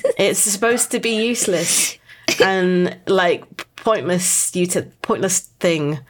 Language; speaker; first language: English; native; English